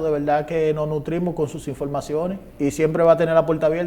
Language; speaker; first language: Spanish; native; Spanish